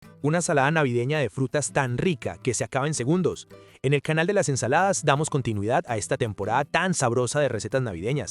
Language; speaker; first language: Spanish; native; Spanish